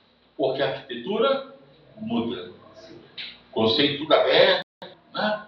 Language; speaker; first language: Portuguese; native; Portuguese